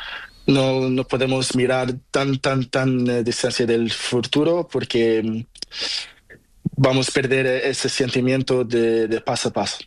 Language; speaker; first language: Spanish; non-native, learner; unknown